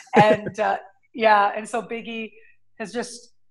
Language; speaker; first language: English; native; English